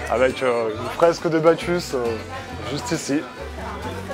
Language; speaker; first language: French; native; French